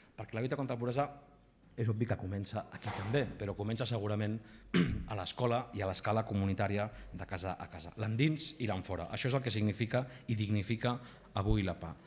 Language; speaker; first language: Catalan; non-native, local second language; Spanish